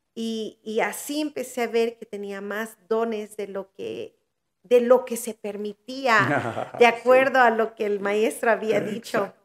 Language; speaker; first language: Spanish; early bilingual, heritage; Spanish